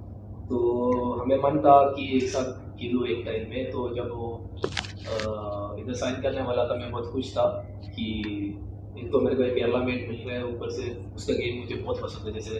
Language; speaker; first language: Hindi; non-native, local second language; Malayalam